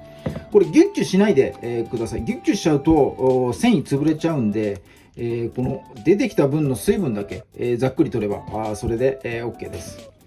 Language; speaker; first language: Japanese; native; Japanese